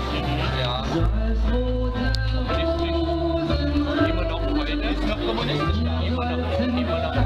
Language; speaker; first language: German; non-native, fluent; Lao